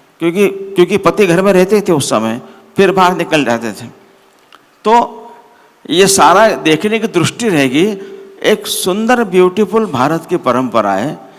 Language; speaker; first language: Hindi; non-native, local second language; Marathi